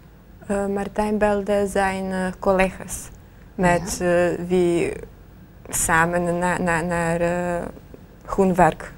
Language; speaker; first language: Dutch; non-native, learner; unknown